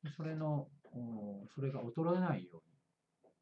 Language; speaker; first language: Japanese; native; Japanese